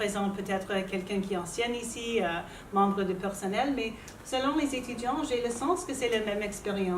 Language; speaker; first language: French; non-native, local second language; English